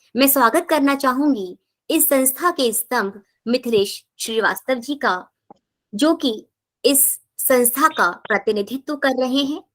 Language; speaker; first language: Hindi; native; Hindi